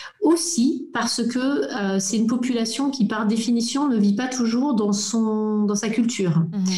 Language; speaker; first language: French; native; French